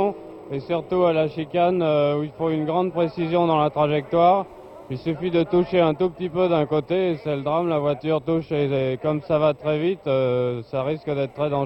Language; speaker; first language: French; native; French